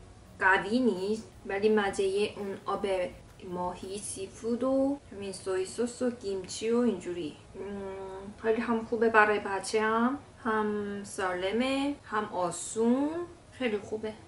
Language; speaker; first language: Persian; non-native, learner; Korean